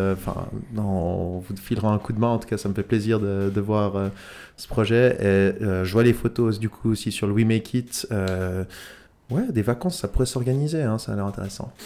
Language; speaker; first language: French; native; French